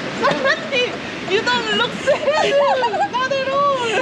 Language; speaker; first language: English; non-native, learner; Korean